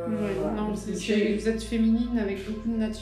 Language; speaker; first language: French; native; French